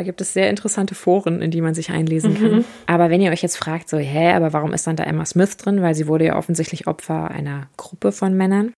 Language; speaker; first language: German; native; German